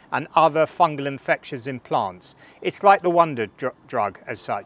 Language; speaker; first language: English; native; English